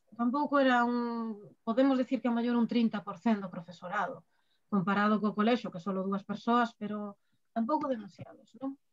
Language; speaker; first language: Galician; non-native, local second language; Spanish